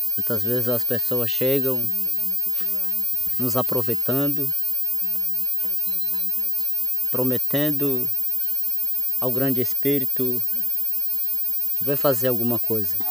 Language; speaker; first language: Portuguese; non-native, local second language; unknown